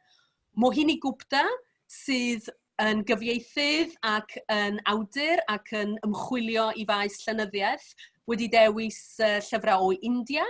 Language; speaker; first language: Welsh; native; Welsh